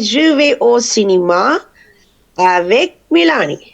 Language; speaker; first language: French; non-native, fluent; Tamil